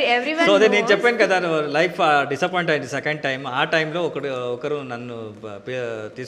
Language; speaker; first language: Telugu; non-native, local second language; Kannada